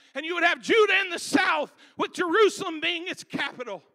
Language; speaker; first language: English; native; English